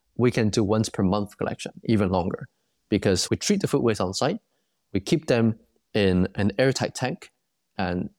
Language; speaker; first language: English; non-native, local second language; Cantonese